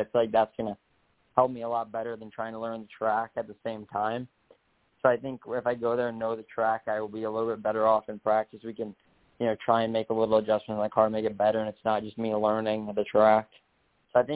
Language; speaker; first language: English; native; English